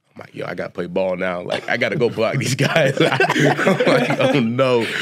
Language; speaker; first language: English; native; English